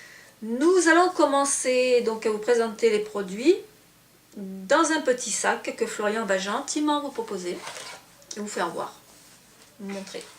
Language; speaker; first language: French; native; French